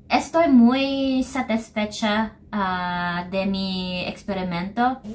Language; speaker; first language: Spanish; non-native, learner; Filipino